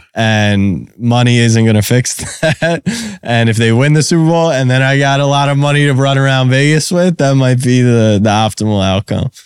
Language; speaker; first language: English; native; English